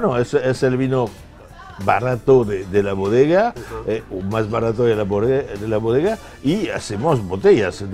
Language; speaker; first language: Spanish; non-native, fluent; French